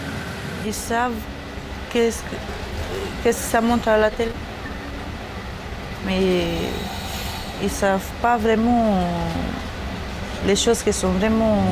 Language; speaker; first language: French; non-native, fluent; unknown